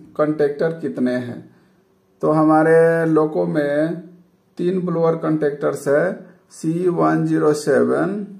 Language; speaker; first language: Hindi; native; Hindi